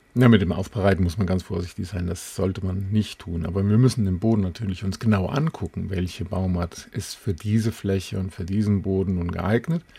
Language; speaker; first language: German; native; German